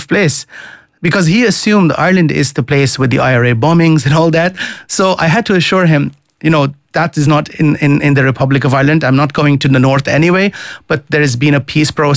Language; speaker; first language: English; non-native, fluent; Dutch